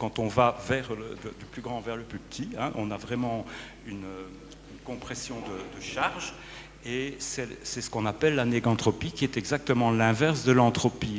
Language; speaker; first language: French; native; French